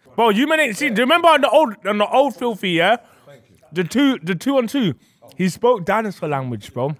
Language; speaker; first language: English; native; English